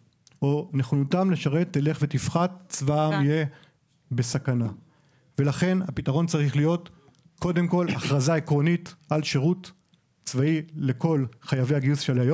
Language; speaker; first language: Hebrew; native; Hebrew